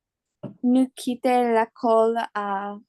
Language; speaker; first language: French; non-native, fluent; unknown